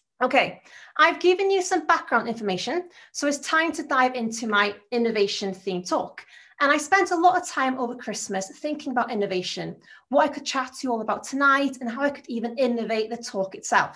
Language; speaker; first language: English; native; English